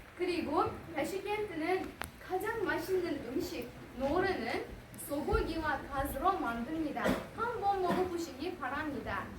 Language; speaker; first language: Korean; non-native, learner; Uzbek